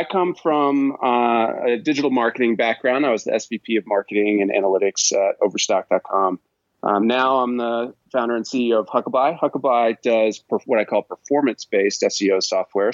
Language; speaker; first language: English; native; English